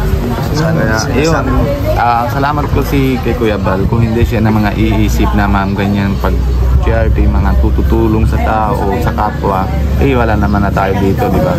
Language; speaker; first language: Filipino; non-native, learner; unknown